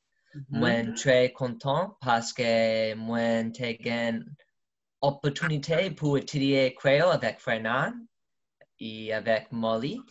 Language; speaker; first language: Haitian Creole; non-native, learner; English